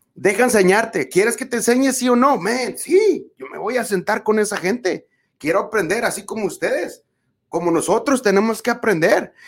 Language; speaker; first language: Spanish; early bilingual, other home language; English